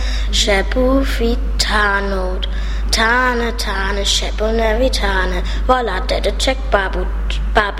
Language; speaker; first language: Czech; non-native, learner; German